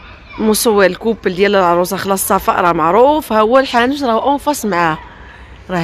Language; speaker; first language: Arabic; native; Arabic